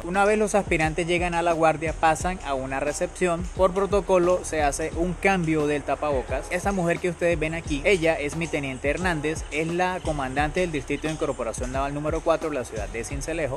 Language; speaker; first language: Spanish; native; Spanish